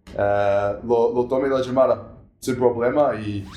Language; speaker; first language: Spanish; non-native, learner; English